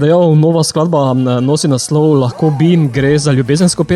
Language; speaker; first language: Slovenian; native; Slovenian